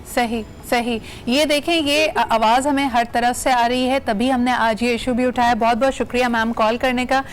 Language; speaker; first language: Urdu; native; Urdu